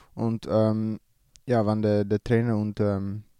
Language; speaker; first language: German; non-native, learner; Dutch